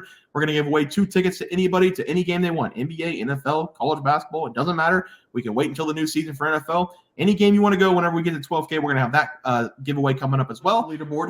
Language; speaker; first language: English; native; English